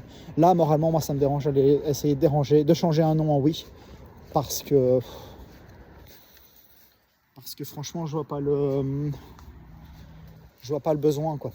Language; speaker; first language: French; native; French